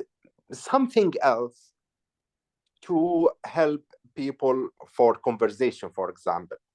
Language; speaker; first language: English; non-native, learner; Arabic